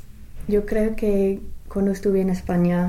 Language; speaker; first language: Spanish; non-native, fluent; English